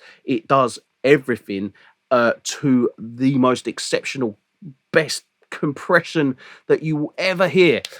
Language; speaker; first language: English; native; English